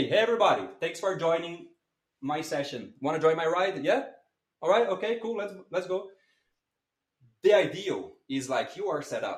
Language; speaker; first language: English; non-native, fluent; Portuguese